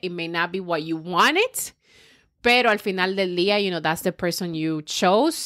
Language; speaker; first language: English; early bilingual, other home language; Spanish